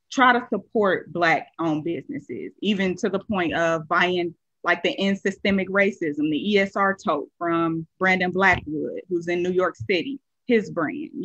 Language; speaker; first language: English; native; English